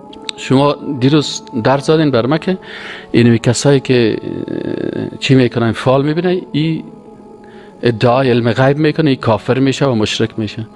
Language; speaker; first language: Persian; native; Persian